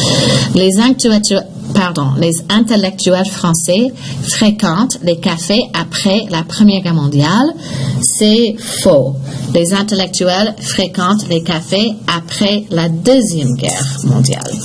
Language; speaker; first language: French; non-native, fluent; English